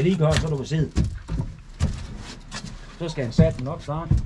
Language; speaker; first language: Danish; native; Danish